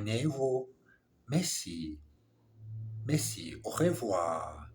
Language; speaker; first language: French; non-native, learner; English